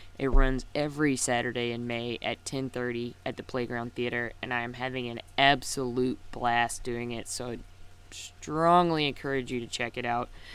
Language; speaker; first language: English; native; English